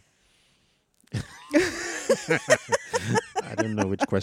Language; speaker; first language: English; non-native, local second language; Igbo